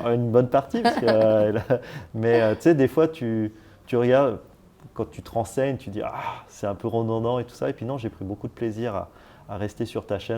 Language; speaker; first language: French; native; French